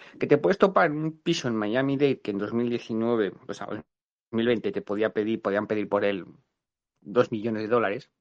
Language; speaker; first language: Spanish; native; Spanish